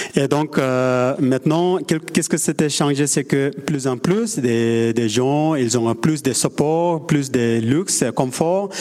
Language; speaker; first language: French; non-native, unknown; Sherpa